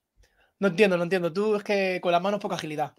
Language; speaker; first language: Spanish; native; Spanish